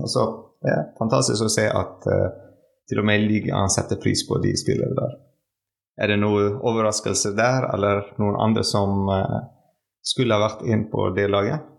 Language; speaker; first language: Norwegian; non-native, fluent; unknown